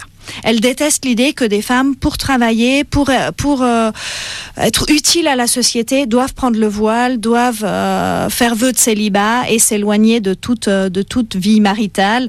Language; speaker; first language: French; native; French